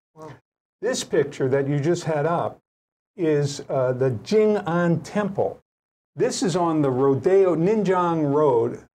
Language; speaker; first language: English; native; English